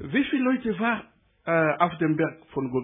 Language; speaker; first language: German; non-native, learner; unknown